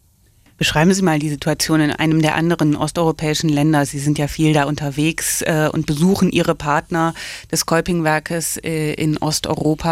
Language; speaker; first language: German; native; German